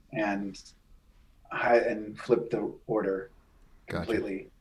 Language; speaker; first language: English; native; English